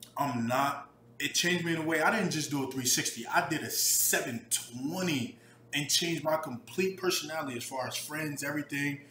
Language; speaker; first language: English; native; English